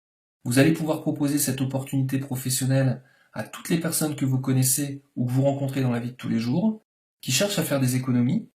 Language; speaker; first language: French; native; French